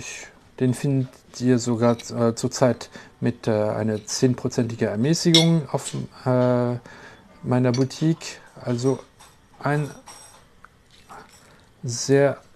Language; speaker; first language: German; non-native, local second language; French